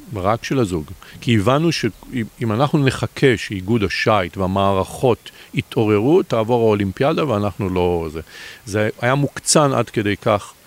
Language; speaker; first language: Hebrew; native; Hebrew